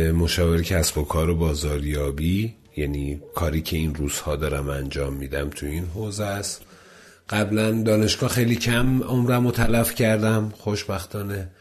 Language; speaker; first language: Persian; non-native, local second language; Azerbaijani